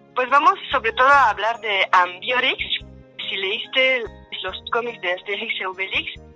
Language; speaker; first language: Spanish; non-native, fluent; French